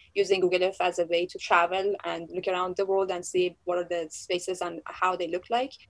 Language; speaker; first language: English; non-native, fluent; Persian